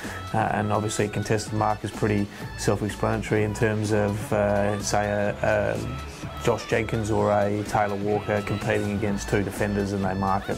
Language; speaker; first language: English; native; English